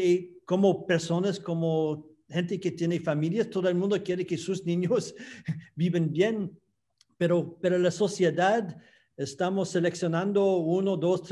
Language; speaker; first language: Spanish; non-native, fluent; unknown